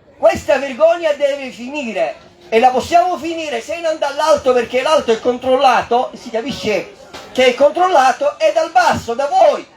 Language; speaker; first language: Italian; non-native, fluent; Arabic